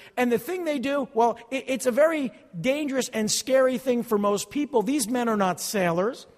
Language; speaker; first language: English; early bilingual, other home language; Italian